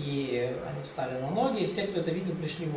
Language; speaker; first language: Russian; native; Russian